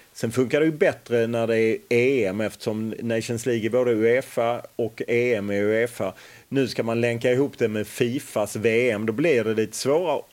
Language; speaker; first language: Swedish; native; Swedish